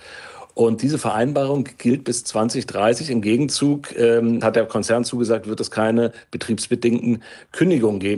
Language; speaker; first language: German; native; German